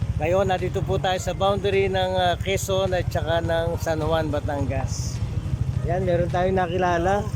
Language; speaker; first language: Filipino; native; Filipino